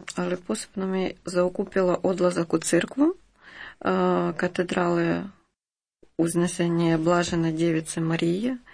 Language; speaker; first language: Croatian; non-native, learner; Ukrainian